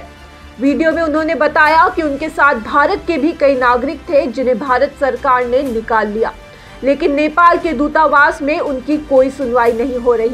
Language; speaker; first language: Hindi; native; Hindi